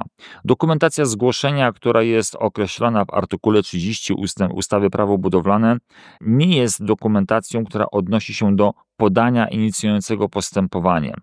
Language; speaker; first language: Polish; native; Polish